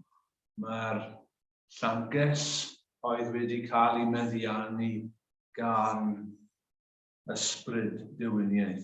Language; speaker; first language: Welsh; native; Welsh